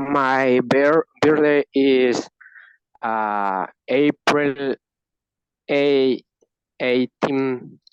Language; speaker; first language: English; non-native, learner; Spanish